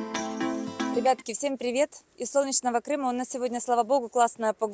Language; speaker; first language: Russian; native; Russian